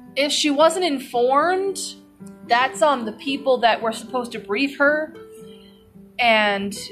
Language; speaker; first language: English; native; English